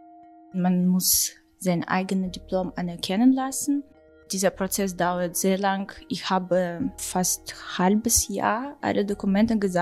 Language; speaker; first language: German; non-native, learner; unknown